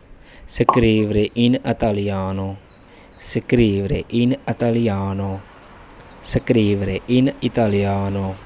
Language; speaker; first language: Italian; non-native, fluent; Urdu